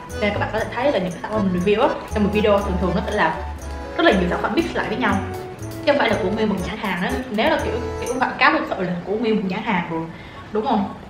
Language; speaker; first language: Vietnamese; native; Vietnamese